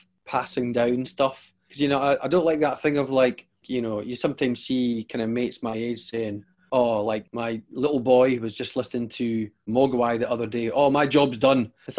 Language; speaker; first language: English; native; English